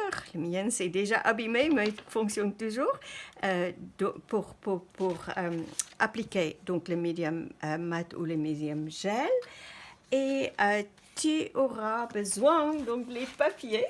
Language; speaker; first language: French; non-native, fluent; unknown